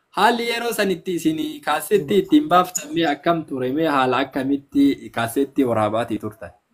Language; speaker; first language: Oromo; native; Oromo